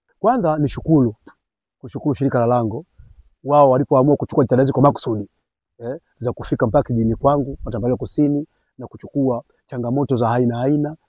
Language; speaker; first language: Swahili; native; Swahili